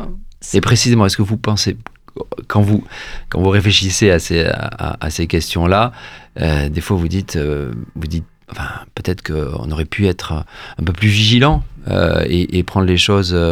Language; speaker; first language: French; native; French